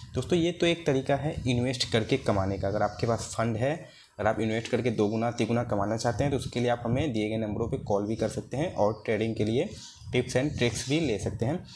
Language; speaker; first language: Hindi; native; Hindi